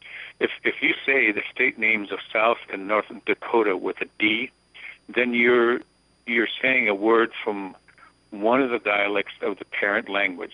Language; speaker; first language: English; early bilingual, other home language; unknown